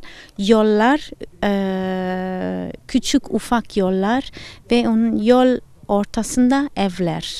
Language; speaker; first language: Turkish; non-native, fluent; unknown